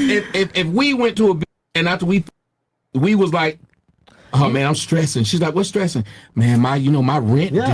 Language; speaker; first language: English; native; English